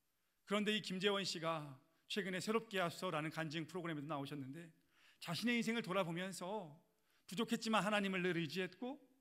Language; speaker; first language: Korean; native; Korean